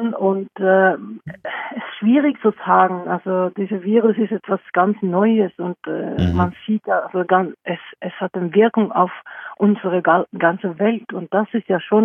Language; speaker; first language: German; non-native, fluent; Norwegian